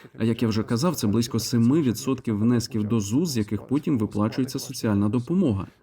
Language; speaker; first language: Ukrainian; non-native, fluent; Polish